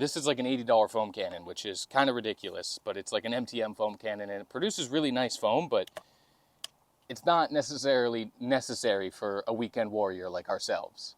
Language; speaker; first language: English; native; English